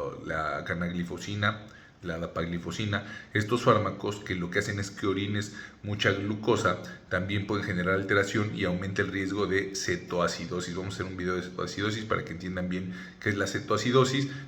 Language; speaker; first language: Spanish; native; Spanish